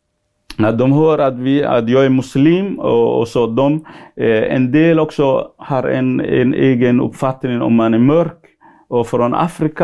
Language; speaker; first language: Swedish; non-native, fluent; Somali